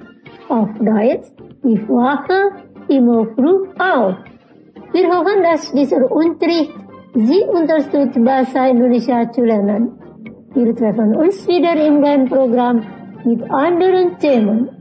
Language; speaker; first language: German; non-native, learner; Indonesian